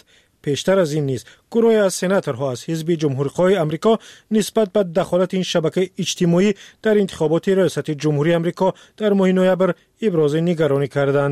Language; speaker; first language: Persian; native; Persian